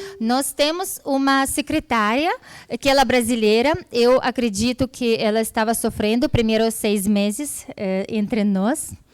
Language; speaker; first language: Portuguese; non-native, fluent; Russian